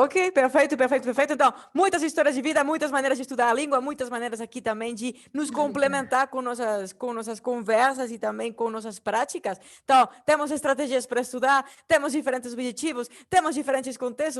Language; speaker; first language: Portuguese; non-native, fluent; Spanish